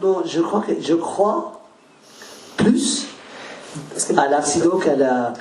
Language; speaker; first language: French; non-native, learner; Spanish